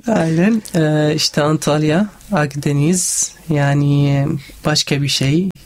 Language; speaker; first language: Turkish; non-native, learner; Arabic